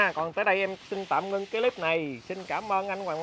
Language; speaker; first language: Vietnamese; native; Vietnamese